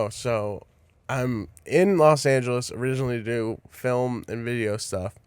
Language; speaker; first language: English; native; English